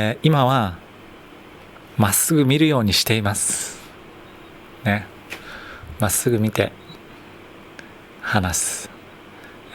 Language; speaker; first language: Japanese; native; Japanese